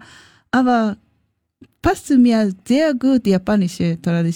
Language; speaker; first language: German; non-native, learner; Japanese